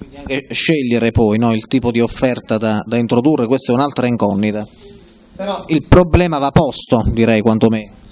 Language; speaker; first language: Italian; native; Italian